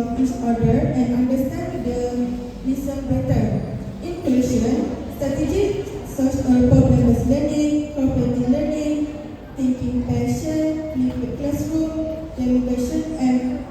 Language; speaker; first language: English; non-native, learner; Malay